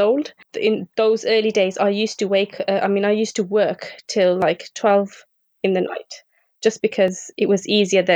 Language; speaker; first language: English; native; English